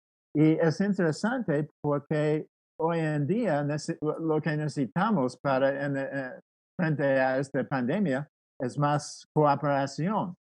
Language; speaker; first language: Spanish; non-native, fluent; English